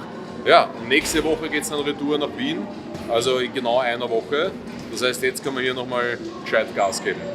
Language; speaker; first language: German; native; German